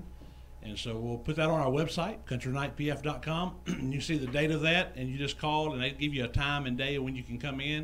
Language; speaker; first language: English; native; English